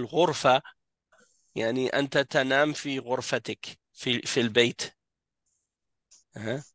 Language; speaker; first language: Arabic; non-native, fluent; French